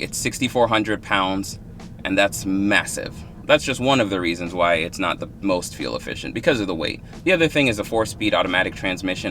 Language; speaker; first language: English; native; English